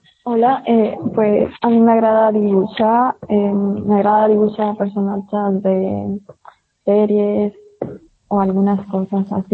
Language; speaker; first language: Catalan; non-native, local second language; Spanish